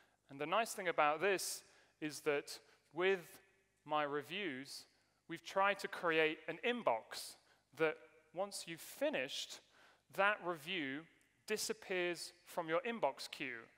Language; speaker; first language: English; native; English